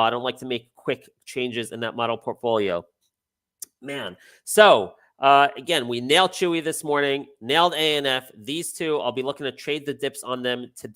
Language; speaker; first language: English; native; English